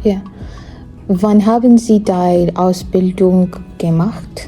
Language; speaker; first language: German; non-native, learner; Amharic